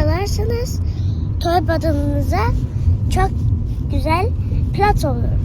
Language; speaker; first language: Turkish; early bilingual, heritage; Turkish